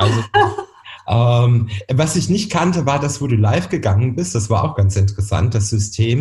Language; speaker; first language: German; native; German